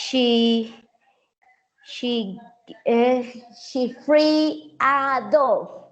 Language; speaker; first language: English; non-native, learner; Spanish